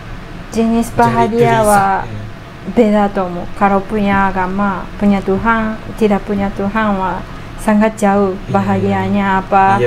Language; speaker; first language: Indonesian; non-native, learner; Japanese